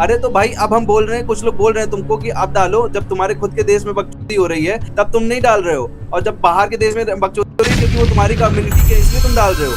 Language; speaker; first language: Hindi; native; Hindi